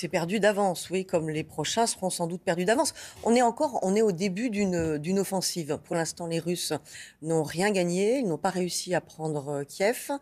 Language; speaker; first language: French; native; French